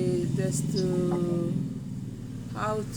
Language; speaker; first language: English; non-native, learner; Indonesian